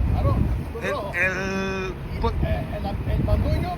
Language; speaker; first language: Spanish; native; Spanish